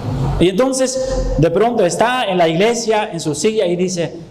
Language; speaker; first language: Spanish; non-native, fluent; Dutch